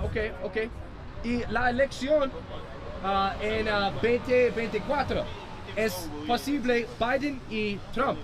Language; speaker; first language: Spanish; non-native, learner; English